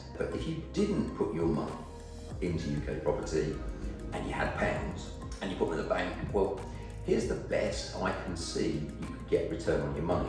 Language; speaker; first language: English; native; English